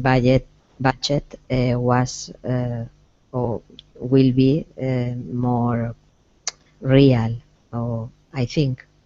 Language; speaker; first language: English; non-native, learner; Spanish